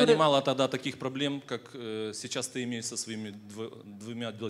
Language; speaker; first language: Polish; non-native, learner; Russian